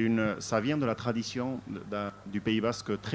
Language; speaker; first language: French; non-native, fluent; Basque